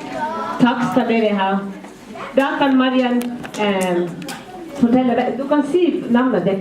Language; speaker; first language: Swedish; non-native, fluent; Somali